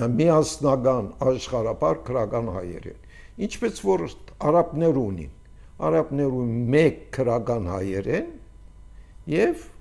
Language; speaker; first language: Armenian; early bilingual, heritage; Armenian